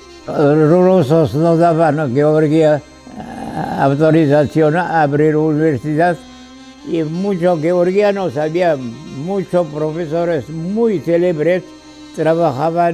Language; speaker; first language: Spanish; non-native, fluent; Georgian